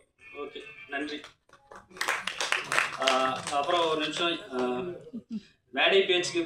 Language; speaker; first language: Tamil; native; Tamil